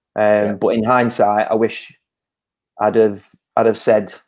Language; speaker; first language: English; native; English